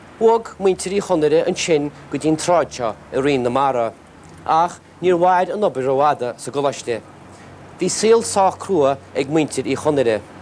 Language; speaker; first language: Irish; native; Irish